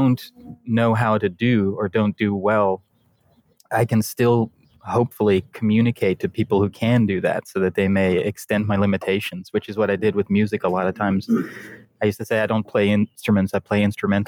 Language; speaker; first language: English; non-native, fluent; Dutch